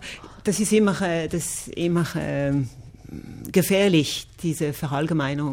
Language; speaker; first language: German; non-native, local second language; French